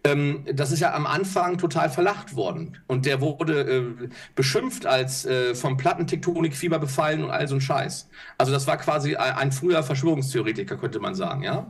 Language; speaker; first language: German; native; German